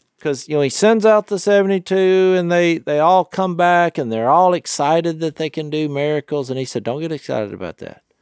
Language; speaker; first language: English; native; English